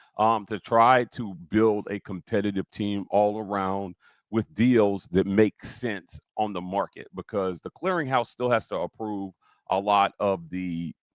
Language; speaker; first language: English; native; English